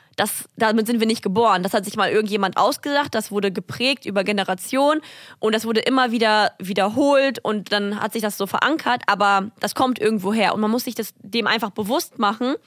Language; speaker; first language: German; early bilingual, other home language; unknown